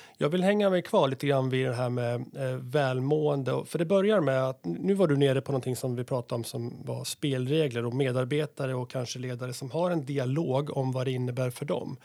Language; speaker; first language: Swedish; native; Swedish